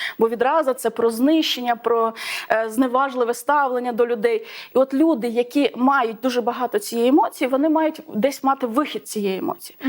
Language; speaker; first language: Ukrainian; non-native, local second language; Russian